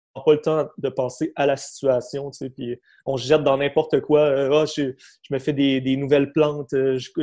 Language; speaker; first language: French; native; French